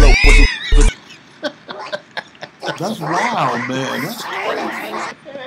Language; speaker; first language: English; native; English